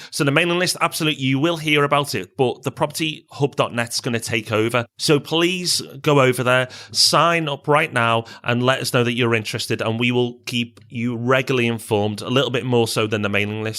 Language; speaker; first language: English; native; English